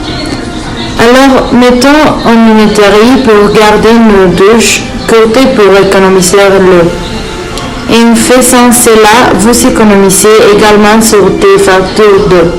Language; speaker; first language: French; non-native, learner; Spanish